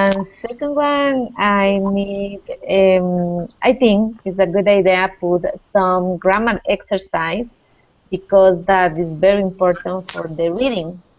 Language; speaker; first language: English; non-native, learner; Spanish